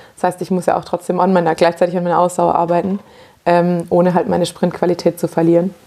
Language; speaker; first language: German; native; German